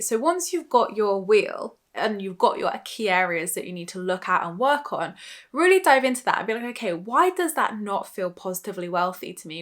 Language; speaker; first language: English; native; English